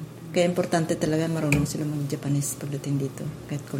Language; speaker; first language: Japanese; non-native, learner; Filipino